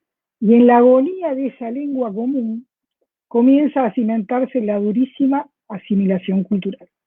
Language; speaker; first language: Spanish; native; Spanish